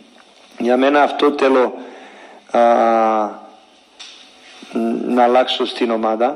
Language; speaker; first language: Greek; non-native, fluent; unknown